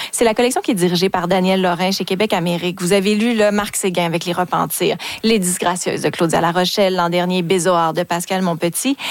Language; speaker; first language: French; native; French